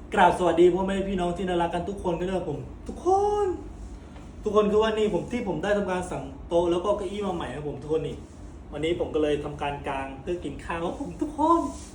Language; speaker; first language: Thai; non-native, local second language; Northern Khmer